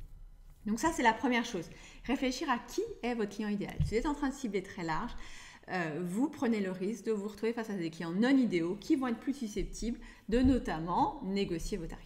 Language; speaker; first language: French; native; French